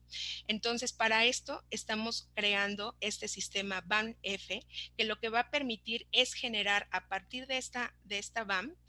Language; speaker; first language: Spanish; native; Spanish